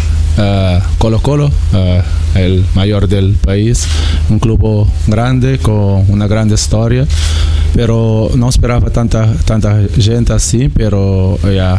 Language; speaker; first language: Spanish; non-native, fluent; Portuguese